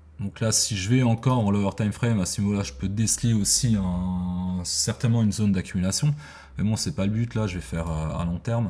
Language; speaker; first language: French; native; French